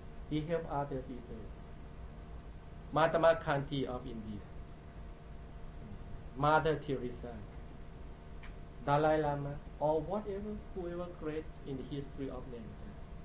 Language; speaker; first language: English; non-native, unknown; Thai